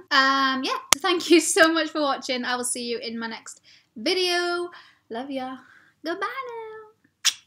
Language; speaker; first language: English; native; English